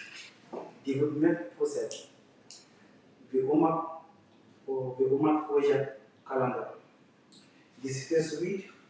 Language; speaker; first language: English; non-native, learner; French